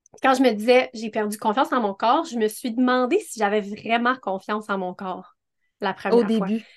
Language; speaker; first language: French; native; French